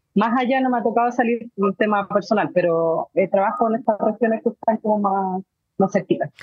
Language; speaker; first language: Spanish; native; Spanish